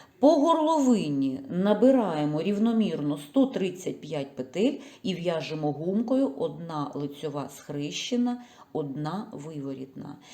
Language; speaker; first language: Ukrainian; non-native, local second language; Russian